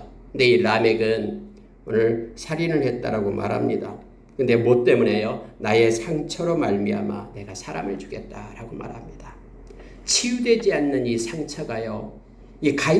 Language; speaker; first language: Korean; native; Korean